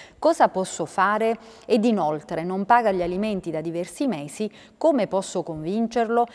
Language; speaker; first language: Italian; native; Italian